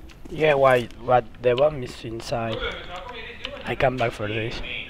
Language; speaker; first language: English; non-native, learner; Spanish